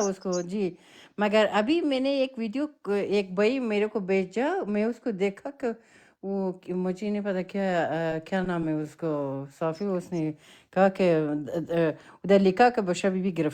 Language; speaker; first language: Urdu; non-native, fluent; Persian